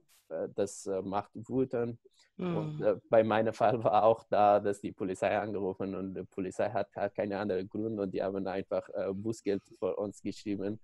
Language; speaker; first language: German; non-native, learner; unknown